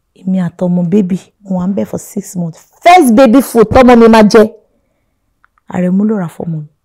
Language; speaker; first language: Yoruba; non-native, local second language; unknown